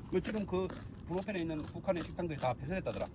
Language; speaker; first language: Korean; native; Korean